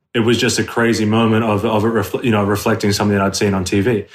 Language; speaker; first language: English; native; English